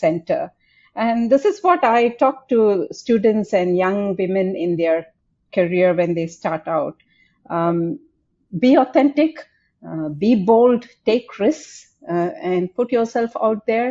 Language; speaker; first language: English; non-native, local second language; Tamil